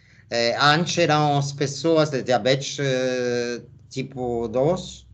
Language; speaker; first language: Portuguese; non-native, fluent; Spanish